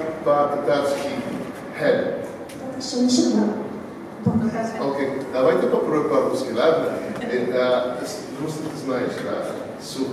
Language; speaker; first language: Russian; non-native, learner; Spanish